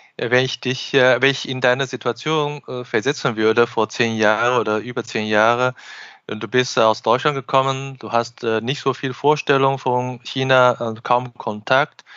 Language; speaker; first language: German; non-native, fluent; Chinese